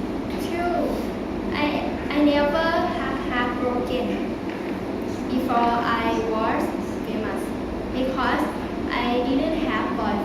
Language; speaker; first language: English; non-native, learner; Thai